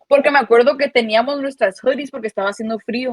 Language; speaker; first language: Spanish; early bilingual, heritage; Spanish